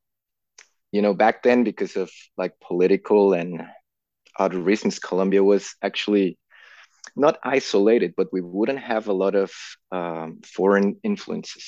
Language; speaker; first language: English; non-native, fluent; Spanish